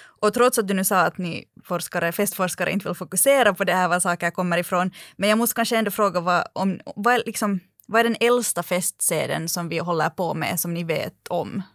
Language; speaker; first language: Swedish; native; Swedish